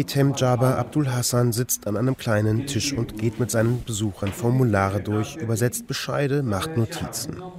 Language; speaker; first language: German; native; German